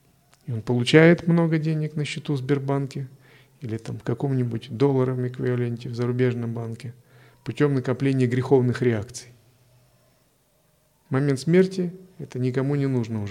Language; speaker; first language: Russian; native; Russian